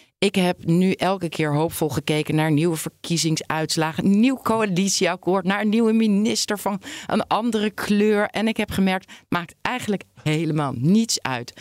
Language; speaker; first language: Dutch; native; Dutch